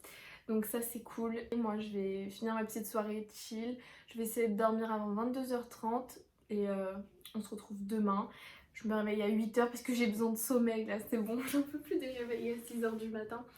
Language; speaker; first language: French; native; French